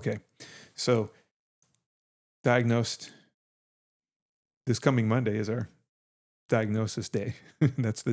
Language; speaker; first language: English; native; English